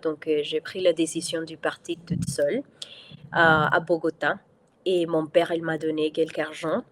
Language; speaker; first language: French; non-native, fluent; Spanish